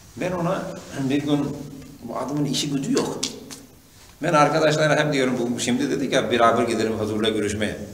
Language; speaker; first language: Turkish; non-native, fluent; Urdu